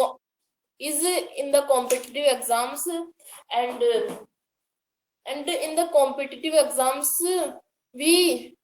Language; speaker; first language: English; non-native, learner; Hindi